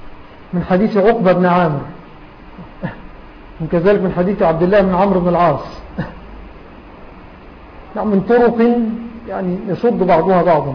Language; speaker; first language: Arabic; native; Arabic